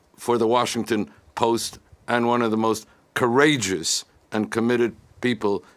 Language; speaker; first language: English; native; English